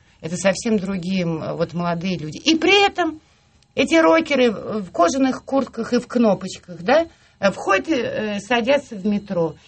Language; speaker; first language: Russian; native; Russian